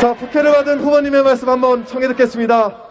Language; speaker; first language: Korean; native; Korean